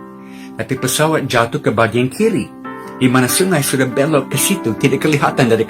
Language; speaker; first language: Indonesian; non-native, fluent; English